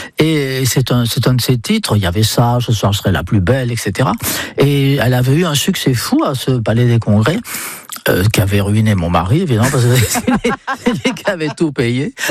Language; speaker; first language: French; non-native, fluent; English